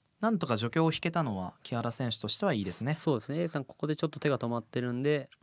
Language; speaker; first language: Japanese; native; Japanese